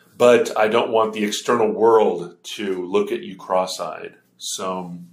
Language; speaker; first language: English; native; English